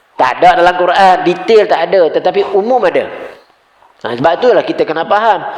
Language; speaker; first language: Malay; native; Malay